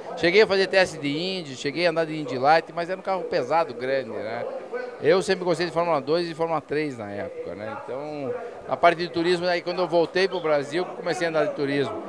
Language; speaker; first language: Portuguese; native; Portuguese